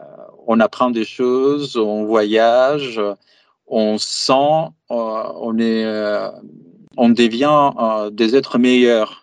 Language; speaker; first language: French; non-native, fluent; Greek